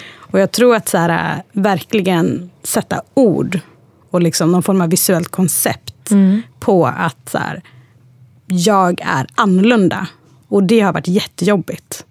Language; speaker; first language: Swedish; early bilingual, other home language; Arabic